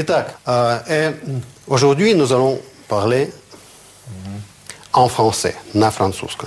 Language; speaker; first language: French; non-native, fluent; Russian